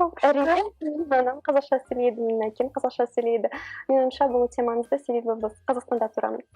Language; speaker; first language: Kazakh; non-native, local second language; Russian